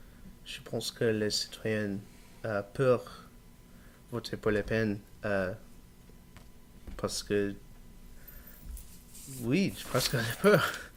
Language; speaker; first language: French; non-native, learner; English